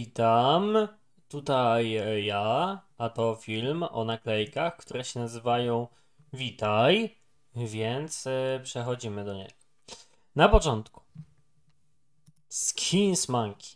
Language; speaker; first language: Polish; native; Polish